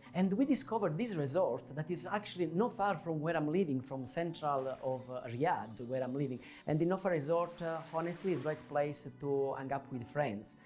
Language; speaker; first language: English; non-native, fluent; Italian